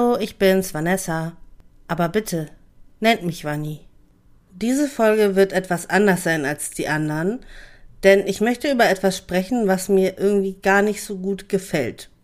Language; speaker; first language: German; native; German